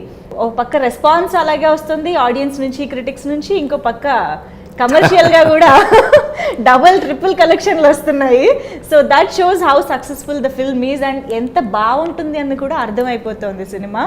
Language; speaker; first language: Telugu; native; Telugu